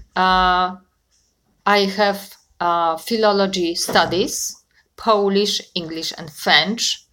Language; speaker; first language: English; non-native, fluent; Polish